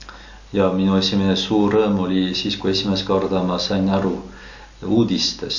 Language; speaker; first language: Estonian; non-native, fluent; French